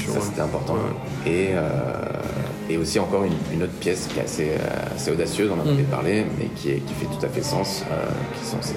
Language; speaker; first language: French; native; French